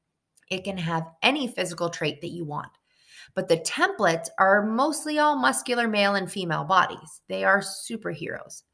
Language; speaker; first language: English; native; English